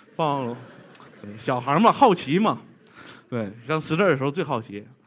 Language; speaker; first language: Chinese; native; Chinese